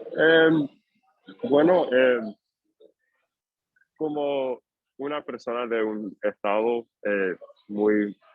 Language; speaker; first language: Spanish; non-native, fluent; English